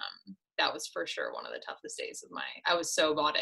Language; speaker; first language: English; native; English